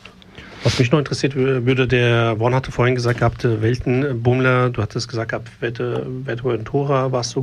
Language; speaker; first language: German; native; German